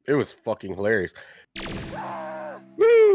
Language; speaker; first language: English; native; English